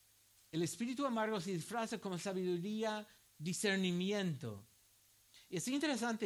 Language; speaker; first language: Spanish; non-native, fluent; English